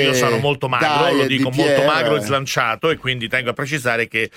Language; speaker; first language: Italian; native; Italian